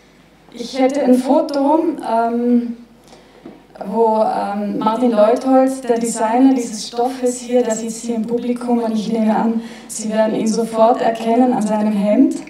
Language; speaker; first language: German; native; German